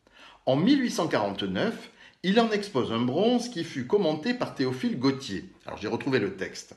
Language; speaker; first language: French; native; French